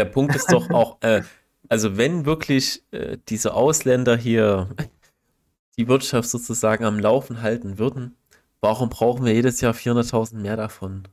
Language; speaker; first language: German; native; German